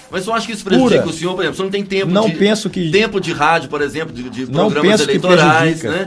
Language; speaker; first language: Portuguese; native; Portuguese